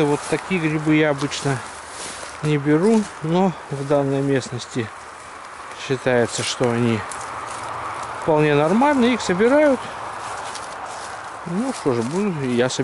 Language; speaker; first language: Russian; native; Russian